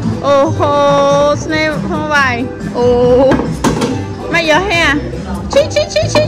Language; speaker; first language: English; non-native, learner; Khmer